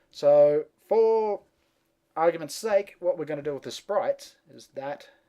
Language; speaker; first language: English; native; English